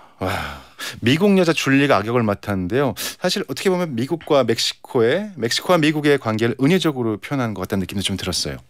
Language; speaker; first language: Korean; native; Korean